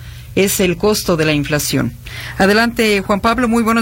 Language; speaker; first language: Spanish; native; Spanish